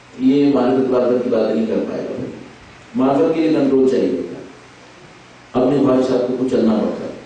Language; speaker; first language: Urdu; native; Urdu